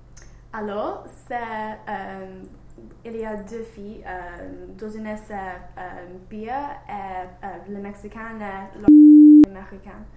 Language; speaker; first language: French; non-native, learner; English